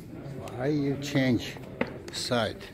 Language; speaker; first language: English; non-native, learner; Russian